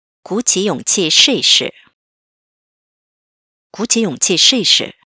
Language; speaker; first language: Chinese; non-native, fluent; Korean